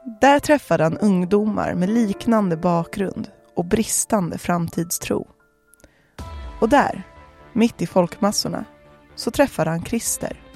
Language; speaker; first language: Swedish; native; Swedish